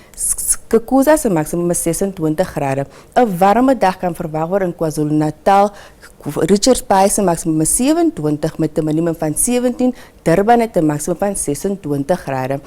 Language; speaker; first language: Afrikaans; non-native, local second language; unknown